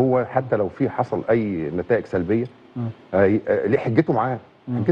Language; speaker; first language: Arabic; native; Arabic